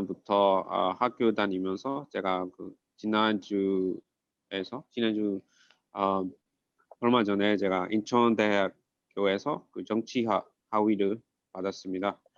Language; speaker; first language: Korean; non-native, fluent; Burmese